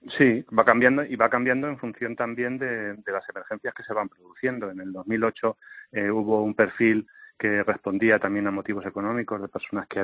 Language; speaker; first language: Spanish; native; Spanish